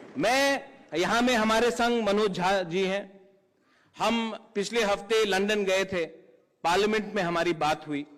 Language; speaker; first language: Hindi; non-native, local second language; Kok Borok